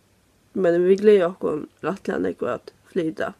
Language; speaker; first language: Norwegian; non-native, learner; Faroese